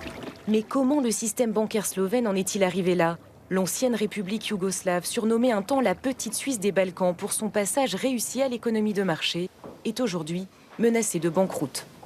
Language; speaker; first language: French; native; French